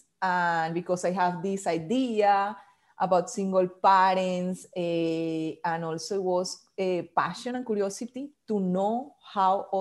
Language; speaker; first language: English; non-native, fluent; Spanish